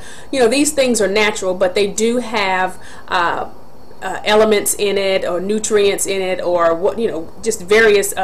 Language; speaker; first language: English; native; English